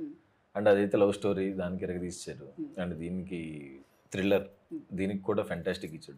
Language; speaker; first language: Telugu; native; Telugu